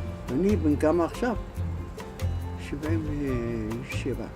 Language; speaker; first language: Hebrew; non-native, fluent; Arabic